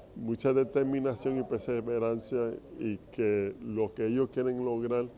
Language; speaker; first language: Spanish; early bilingual, heritage; Spanish